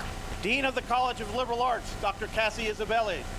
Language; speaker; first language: English; native; English